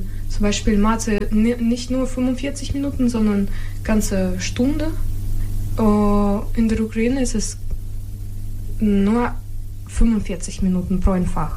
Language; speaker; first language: German; non-native, fluent; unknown